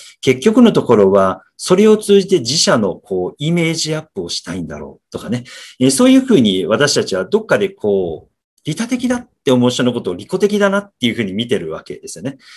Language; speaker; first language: Japanese; native; Japanese